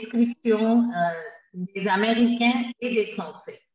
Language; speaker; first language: French; non-native, fluent; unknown